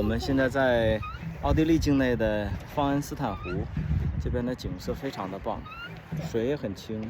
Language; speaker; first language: Chinese; native; Chinese